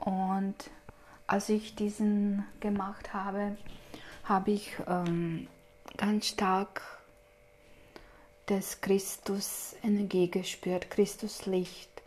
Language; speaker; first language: German; non-native, fluent; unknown